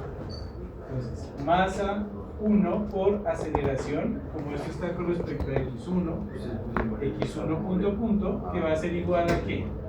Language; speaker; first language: Spanish; native; Spanish